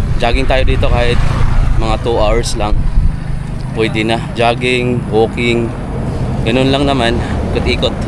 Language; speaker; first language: Filipino; non-native, local second language; Waray